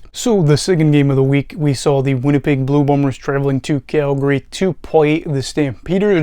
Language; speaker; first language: English; native; English